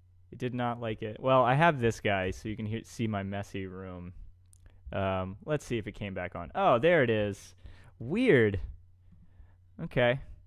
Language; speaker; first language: English; native; English